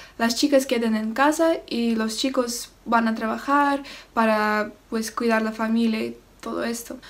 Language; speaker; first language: Spanish; non-native, fluent; Russian